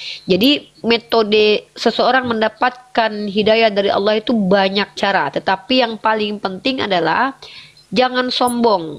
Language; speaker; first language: Indonesian; native; Indonesian